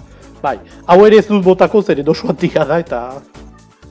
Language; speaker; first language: Basque; non-native, local second language; Spanish